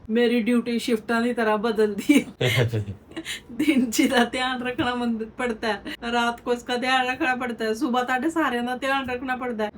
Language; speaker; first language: Hindi; non-native, local second language; Punjabi